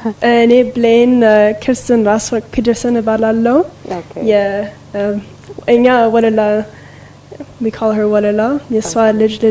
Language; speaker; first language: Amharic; early bilingual, heritage; Amharic